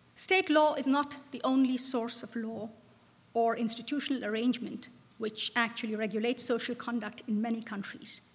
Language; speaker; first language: English; non-native, local second language; Bangla